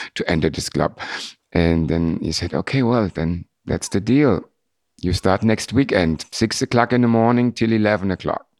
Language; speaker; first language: English; non-native, fluent; German